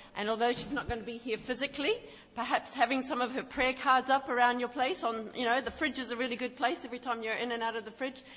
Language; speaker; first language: English; native; English